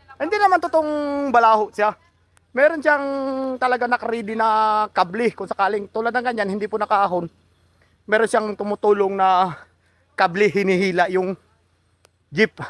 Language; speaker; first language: Filipino; native; Filipino